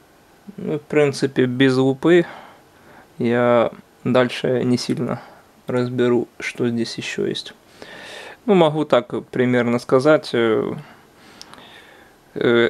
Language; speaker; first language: Russian; non-native, local second language; Ukrainian